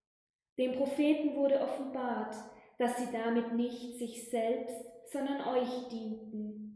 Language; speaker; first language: German; native; German